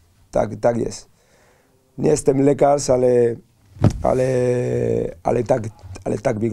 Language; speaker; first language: Polish; non-native, learner; Spanish